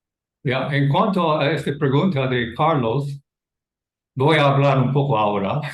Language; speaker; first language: Spanish; non-native, fluent; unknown